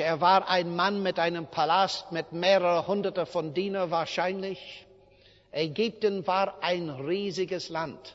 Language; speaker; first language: German; non-native, fluent; English